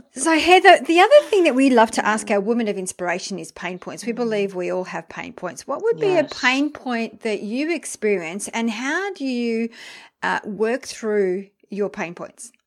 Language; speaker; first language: English; early bilingual, other home language; French